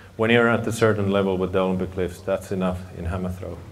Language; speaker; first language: English; non-native, fluent; Finnish